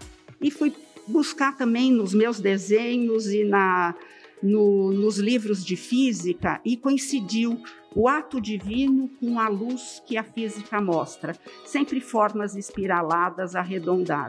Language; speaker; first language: Portuguese; native; Portuguese